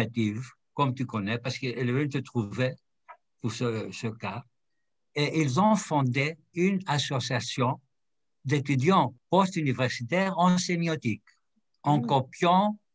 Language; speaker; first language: French; non-native, fluent; Greek